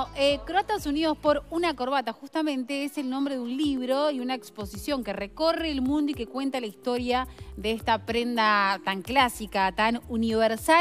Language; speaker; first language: Spanish; native; Spanish